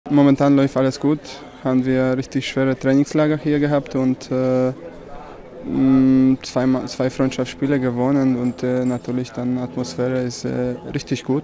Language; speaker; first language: German; non-native, fluent; Polish